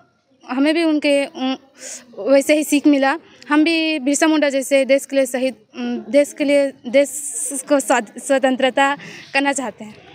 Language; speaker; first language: Hindi; non-native, local second language; Odia